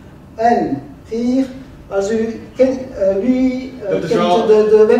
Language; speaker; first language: Dutch; non-native, local second language; French